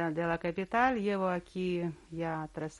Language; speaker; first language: Spanish; non-native, learner; Russian